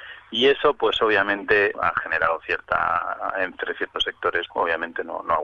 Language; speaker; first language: Spanish; native; Spanish